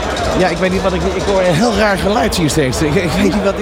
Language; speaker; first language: Dutch; native; Dutch